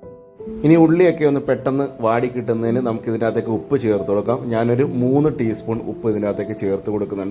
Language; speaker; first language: Malayalam; native; Malayalam